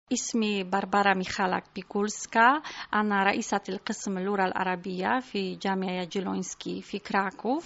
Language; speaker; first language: Arabic; non-native, fluent; Polish